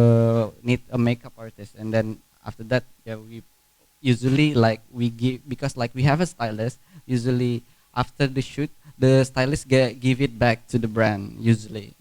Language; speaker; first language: English; non-native, fluent; Indonesian